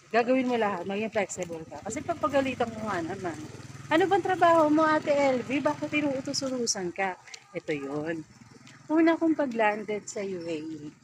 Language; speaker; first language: Filipino; native; Filipino